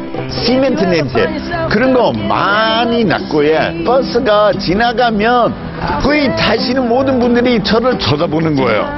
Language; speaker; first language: Korean; non-native, fluent; English